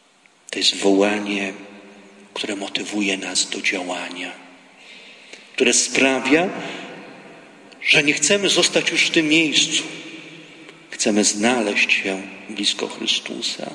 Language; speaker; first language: Polish; native; Polish